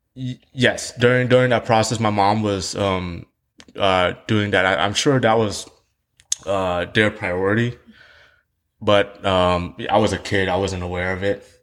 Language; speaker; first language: English; early bilingual, other home language; Vietnamese